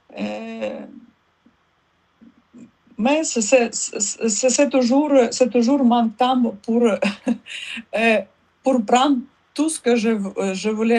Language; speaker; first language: French; non-native, learner; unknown